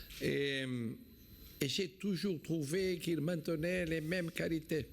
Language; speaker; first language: French; non-native, fluent; Portuguese